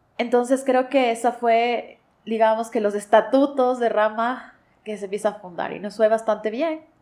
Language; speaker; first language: Spanish; native; Spanish